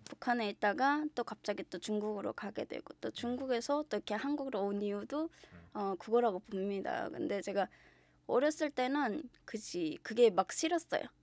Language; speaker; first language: Korean; native; Korean